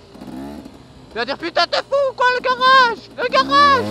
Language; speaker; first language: French; native; French